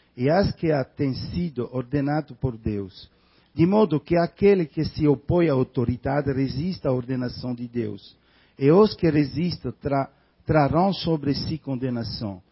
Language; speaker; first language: Portuguese; non-native, fluent; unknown